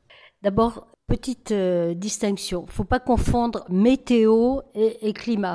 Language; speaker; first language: French; native; French